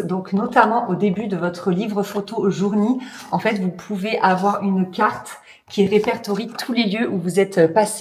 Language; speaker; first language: French; native; French